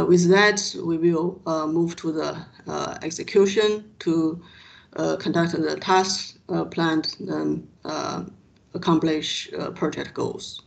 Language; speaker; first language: English; non-native, fluent; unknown